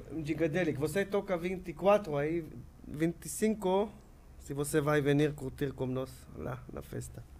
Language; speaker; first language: Portuguese; non-native, learner; Hebrew